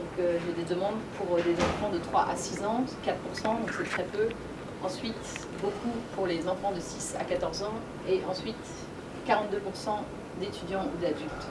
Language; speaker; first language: French; native; French